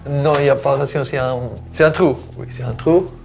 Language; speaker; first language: French; non-native, learner; Portuguese